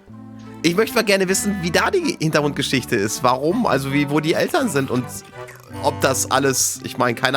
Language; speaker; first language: German; native; German